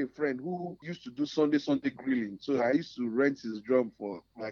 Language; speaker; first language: English; non-native, local second language; Yoruba